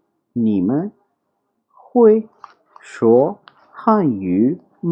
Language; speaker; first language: Chinese; non-native, fluent; Urdu